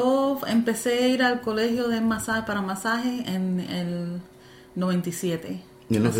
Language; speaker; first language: Spanish; early bilingual, heritage; Spanish